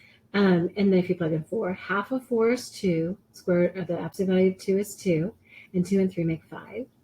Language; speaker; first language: English; native; English